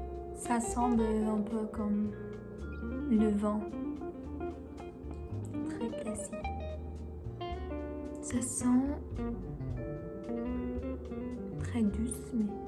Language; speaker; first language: French; non-native, learner; English